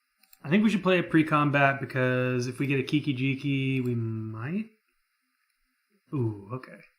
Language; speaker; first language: English; native; English